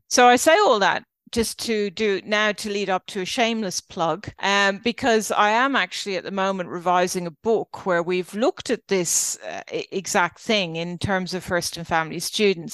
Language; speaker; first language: English; native; English